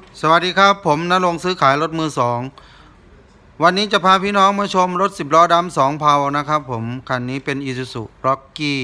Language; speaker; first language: Thai; native; Thai